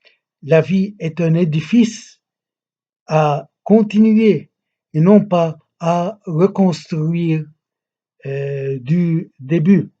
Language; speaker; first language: French; non-native, local second language; Arabic